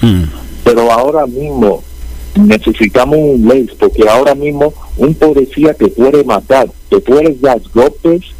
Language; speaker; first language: Spanish; early bilingual, heritage; Spanish